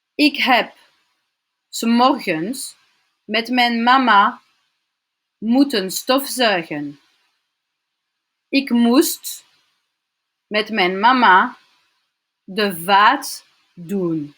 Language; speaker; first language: Dutch; non-native, local second language; French